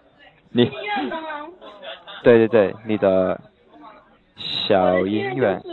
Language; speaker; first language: Chinese; non-native, learner; English